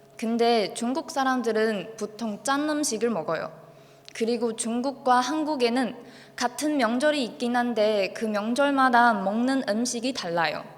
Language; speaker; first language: Korean; non-native, learner; Chinese